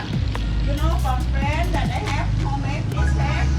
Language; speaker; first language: English; non-native, learner; Thai